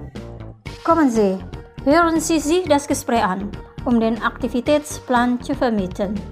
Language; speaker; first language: German; non-native, fluent; Indonesian